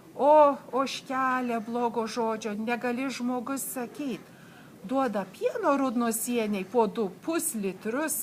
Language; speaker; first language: Lithuanian; early bilingual, heritage; Lithuanian